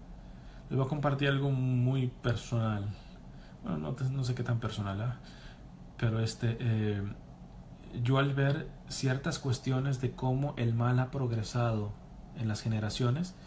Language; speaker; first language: Spanish; native; Spanish